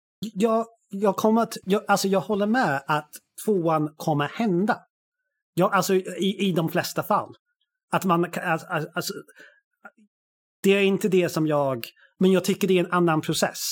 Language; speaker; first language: Swedish; non-native, fluent; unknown